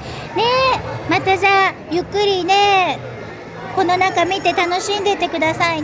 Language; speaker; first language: Japanese; native; Japanese